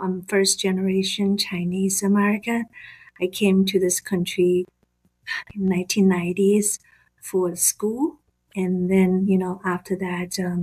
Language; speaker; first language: English; non-native, fluent; Chinese